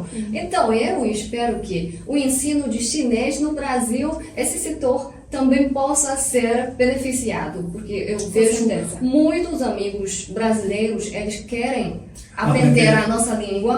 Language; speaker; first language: Portuguese; non-native, fluent; Chinese